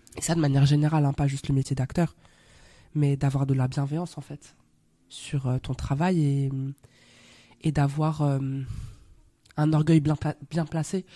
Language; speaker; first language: French; native; French